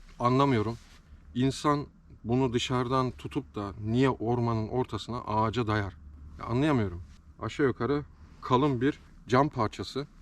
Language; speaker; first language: Turkish; early bilingual, heritage; Turkish